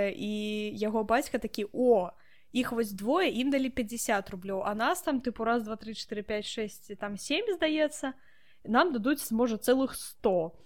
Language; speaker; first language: Belarusian; non-native, local second language; Russian